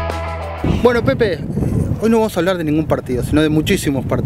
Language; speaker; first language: Spanish; native; Spanish